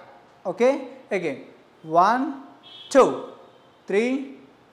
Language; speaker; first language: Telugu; native; Telugu